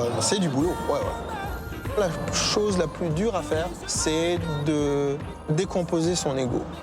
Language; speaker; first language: French; non-native, local second language; Kinyarwanda